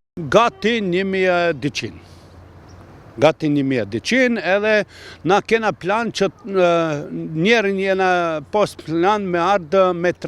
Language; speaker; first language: Albanian; non-native, local second language; Croatian